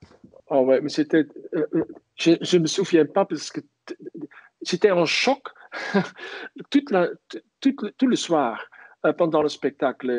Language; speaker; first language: French; non-native, fluent; Dutch